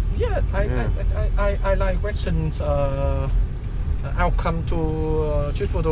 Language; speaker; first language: English; non-native, learner; Vietnamese